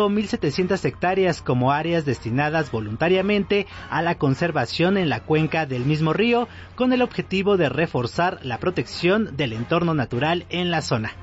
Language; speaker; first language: Spanish; native; Spanish